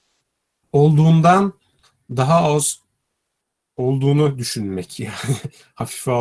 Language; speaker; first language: Turkish; native; Turkish